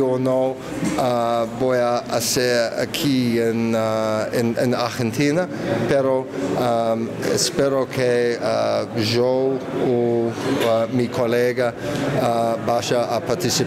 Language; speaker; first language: Spanish; non-native, fluent; English